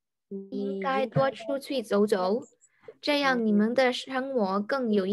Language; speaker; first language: Chinese; non-native, learner; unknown